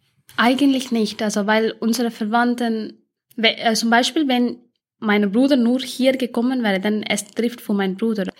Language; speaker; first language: German; early bilingual, other home language; Tamil